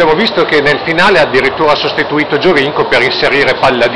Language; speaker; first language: Italian; native; Italian